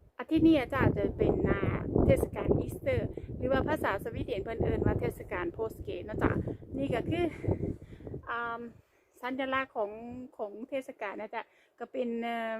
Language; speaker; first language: Thai; native; Thai